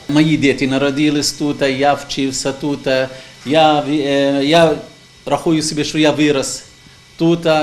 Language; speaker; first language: Ukrainian; non-native, fluent; Arabic